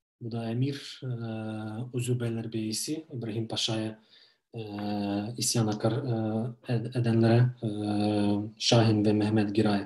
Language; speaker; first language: Turkish; non-native, fluent; Ukrainian